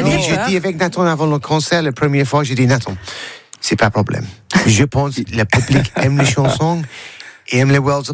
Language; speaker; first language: French; non-native, learner; English